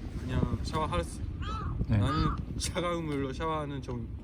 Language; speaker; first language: Korean; non-native, fluent; Japanese